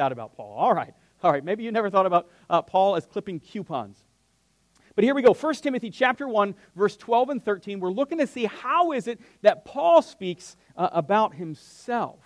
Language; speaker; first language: English; native; English